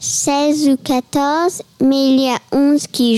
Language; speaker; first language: French; early bilingual, heritage; French